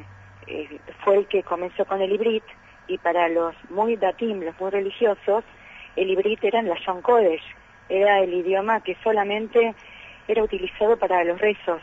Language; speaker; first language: Spanish; native; Spanish